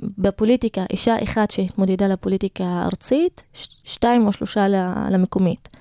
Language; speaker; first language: Hebrew; non-native, local second language; Arabic